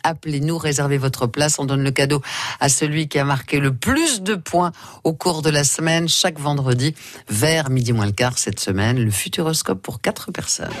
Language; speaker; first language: French; native; French